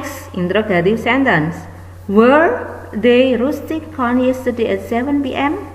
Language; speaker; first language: English; non-native, fluent; Indonesian